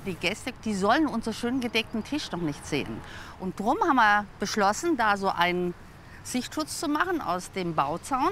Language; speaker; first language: German; native; German